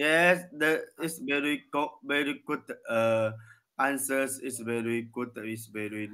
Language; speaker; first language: English; non-native, learner; Chinese